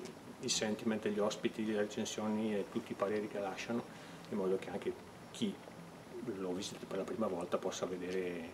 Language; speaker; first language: Italian; native; Italian